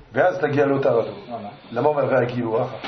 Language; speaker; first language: Hebrew; non-native, fluent; French